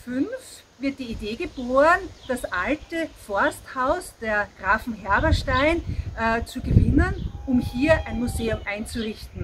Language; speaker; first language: German; native; German